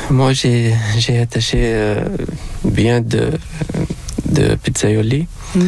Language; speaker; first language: French; non-native, local second language; Arabic